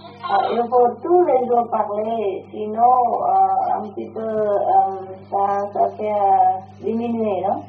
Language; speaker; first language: French; non-native, learner; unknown